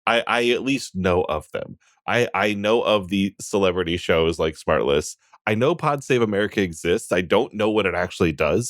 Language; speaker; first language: English; native; English